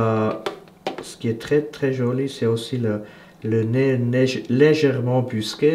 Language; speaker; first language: French; native; French